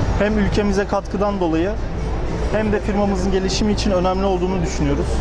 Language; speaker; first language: Turkish; early bilingual, heritage; Turkish